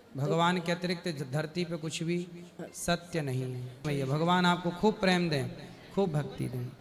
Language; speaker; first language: Hindi; native; Hindi